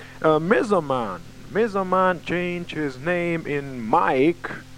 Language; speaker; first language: English; non-native, learner; Romanian